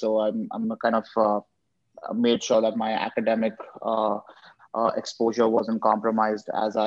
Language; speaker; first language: English; non-native, local second language; Hindi